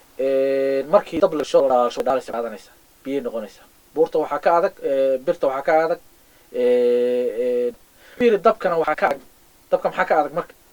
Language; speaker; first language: Somali; native; Somali